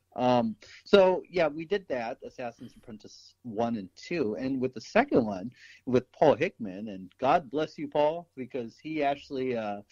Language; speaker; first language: English; native; English